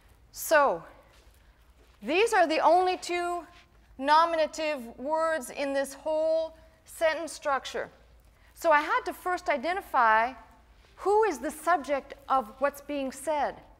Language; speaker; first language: English; native; English